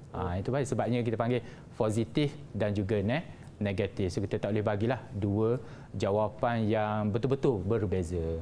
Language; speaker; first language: Malay; native; Malay